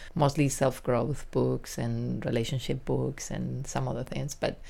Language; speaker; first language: English; non-native, fluent; Spanish